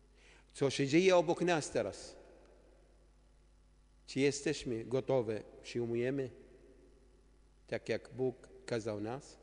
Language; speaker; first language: Polish; non-native, learner; Arabic